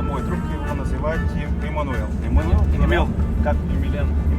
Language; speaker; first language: Russian; non-native, learner; Bulgarian